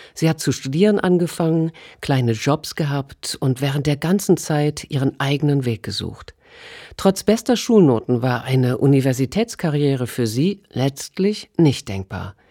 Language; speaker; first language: German; native; German